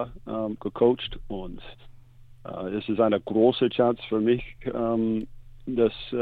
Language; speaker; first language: German; non-native, learner; English